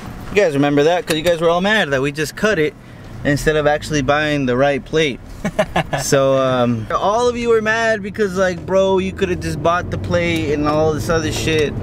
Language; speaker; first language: English; early bilingual, other home language; Spanish